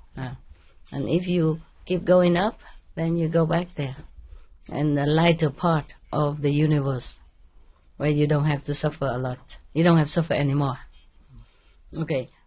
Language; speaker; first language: English; non-native, fluent; Vietnamese